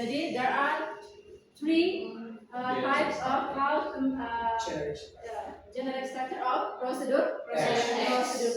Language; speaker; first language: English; non-native, learner; Indonesian